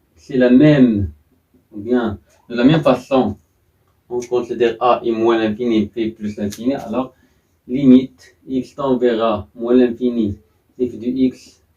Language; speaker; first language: French; non-native, local second language; Arabic